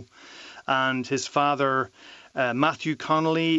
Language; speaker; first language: English; native; English